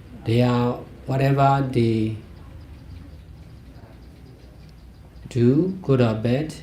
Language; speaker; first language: English; non-native, fluent; Burmese